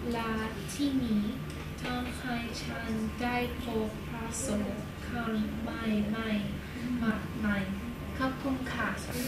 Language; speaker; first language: Thai; non-native, learner; English